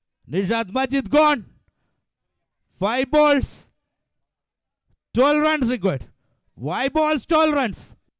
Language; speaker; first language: English; non-native, local second language; Malayalam